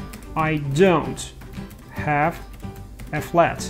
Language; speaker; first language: English; non-native, fluent; Russian